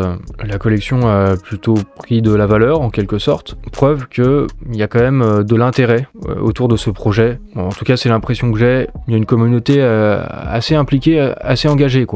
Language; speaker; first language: French; native; French